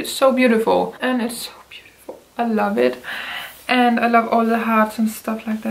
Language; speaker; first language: English; non-native, fluent; Danish